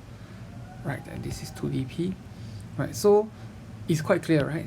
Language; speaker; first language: English; native; English